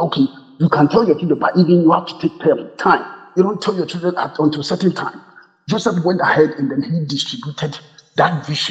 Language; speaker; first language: English; non-native, local second language; Akan